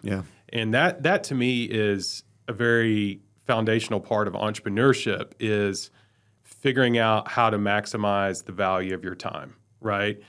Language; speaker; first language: English; native; English